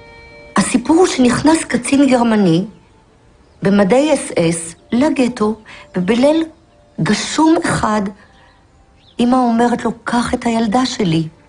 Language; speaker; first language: Hebrew; early bilingual, other home language; Polish